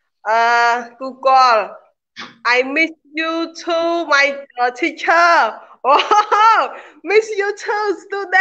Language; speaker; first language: English; non-native, learner; Khmer